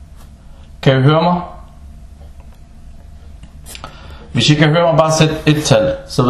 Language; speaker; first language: Danish; non-native, fluent; Arabic